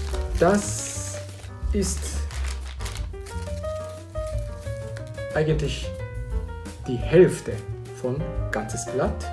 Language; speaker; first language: German; non-native, fluent; Japanese